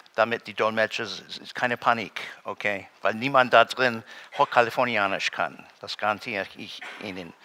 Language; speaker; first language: German; non-native, fluent; English